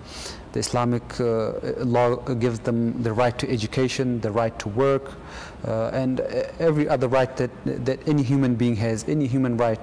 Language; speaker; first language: English; non-native, fluent; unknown